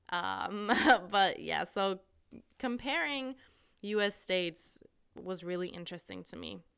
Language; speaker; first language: English; non-native, fluent; German